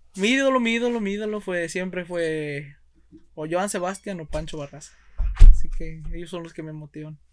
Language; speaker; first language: Spanish; early bilingual, heritage; Spanish